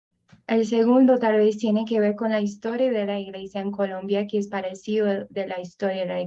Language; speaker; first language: Spanish; non-native, fluent; English